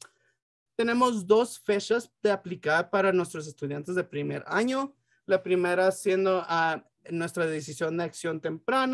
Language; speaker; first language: Spanish; early bilingual, heritage; Spanish